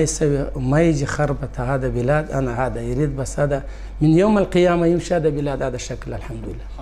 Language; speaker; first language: Arabic; non-native, learner; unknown